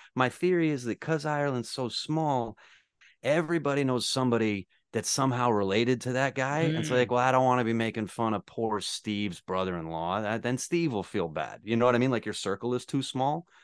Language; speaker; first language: English; native; English